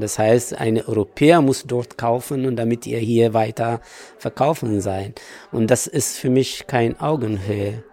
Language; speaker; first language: German; non-native, fluent; Amharic